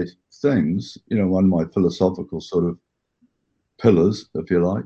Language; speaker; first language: English; native; English